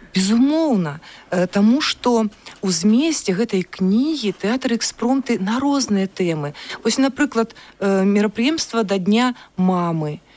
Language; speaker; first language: Belarusian; native; Belarusian